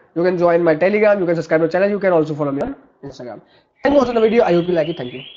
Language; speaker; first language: English; non-native, local second language; Hindi